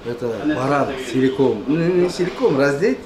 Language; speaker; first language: Russian; non-native, local second language; Uzbek